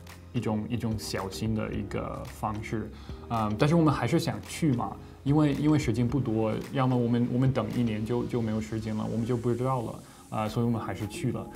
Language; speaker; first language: Chinese; non-native, fluent; English